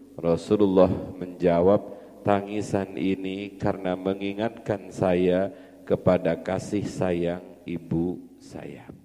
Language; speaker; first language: Indonesian; non-native, local second language; Javanese